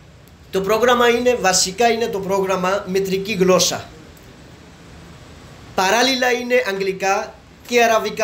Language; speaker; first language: Greek; non-native, learner; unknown